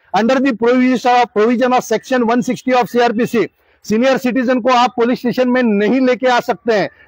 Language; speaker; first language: Hindi; non-native, local second language; Marathi